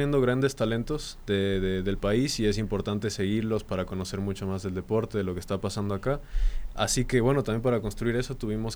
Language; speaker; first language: Spanish; native; Spanish